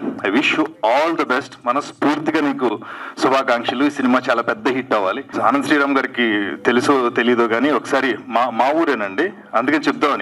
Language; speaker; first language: Telugu; native; Telugu